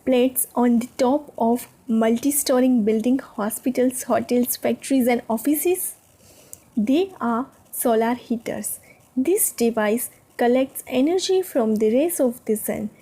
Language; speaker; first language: English; non-native, local second language; Gujarati